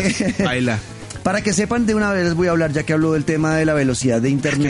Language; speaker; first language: Spanish; native; Spanish